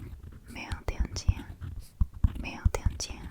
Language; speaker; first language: Chinese; non-native, learner; Korean